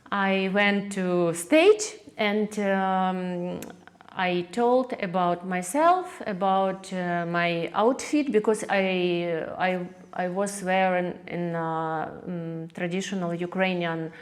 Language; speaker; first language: English; non-native, learner; Russian